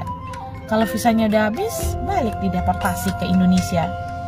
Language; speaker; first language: Indonesian; non-native, local second language; Tamil